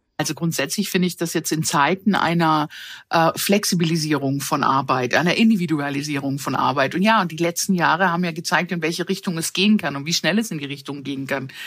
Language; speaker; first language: German; early bilingual, other home language; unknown